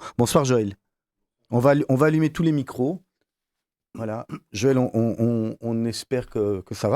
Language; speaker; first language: French; native; French